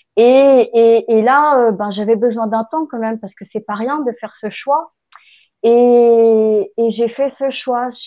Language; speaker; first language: French; native; French